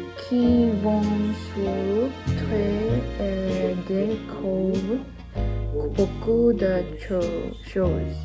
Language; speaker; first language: French; non-native, learner; Korean